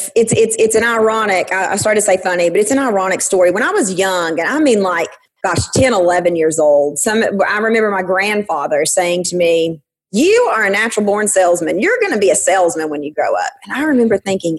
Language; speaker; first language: English; native; English